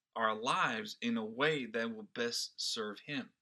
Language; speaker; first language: English; non-native, fluent; Portuguese